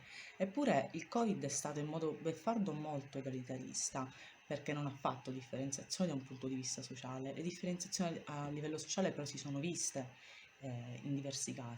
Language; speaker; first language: Italian; native; Italian